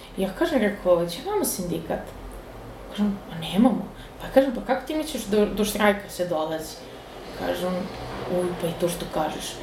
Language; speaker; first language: Serbian; native; Serbian